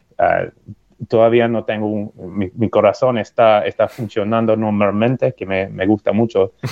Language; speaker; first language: Spanish; non-native, fluent; English